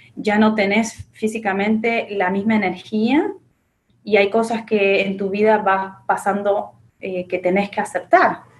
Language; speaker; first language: Spanish; native; Spanish